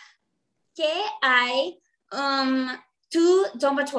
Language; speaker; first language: Spanish; non-native, learner; English